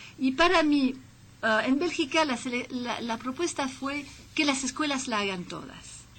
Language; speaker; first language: Spanish; non-native, fluent; French